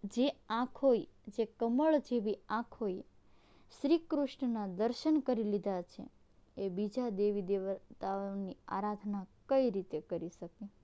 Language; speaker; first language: Hindi; non-native, local second language; Gujarati